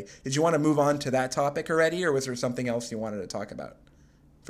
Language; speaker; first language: English; native; English